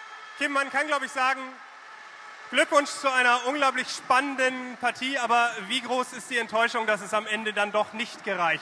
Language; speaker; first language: German; native; German